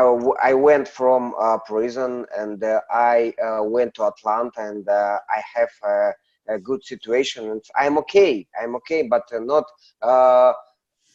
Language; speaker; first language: English; non-native, learner; Russian